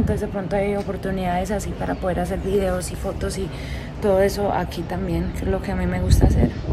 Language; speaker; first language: Spanish; early bilingual, heritage; Spanish